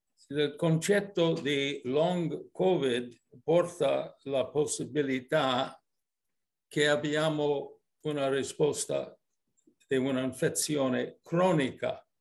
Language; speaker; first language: Italian; early bilingual, heritage; English